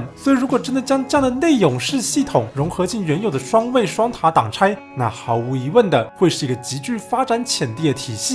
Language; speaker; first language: Chinese; native; Chinese